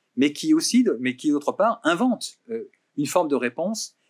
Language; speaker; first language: French; native; French